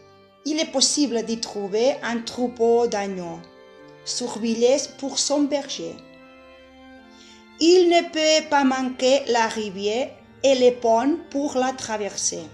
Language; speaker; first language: French; non-native, learner; Catalan